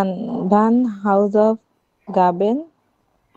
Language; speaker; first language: German; non-native, learner; Bangla